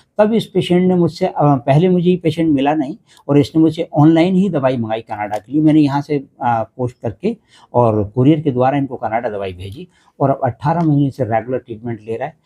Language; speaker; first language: Hindi; native; Hindi